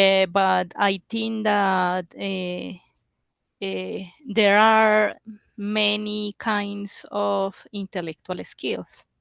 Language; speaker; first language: English; non-native, learner; Spanish